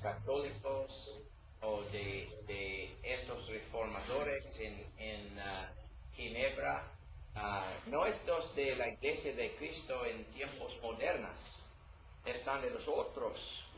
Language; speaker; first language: Spanish; non-native, learner; English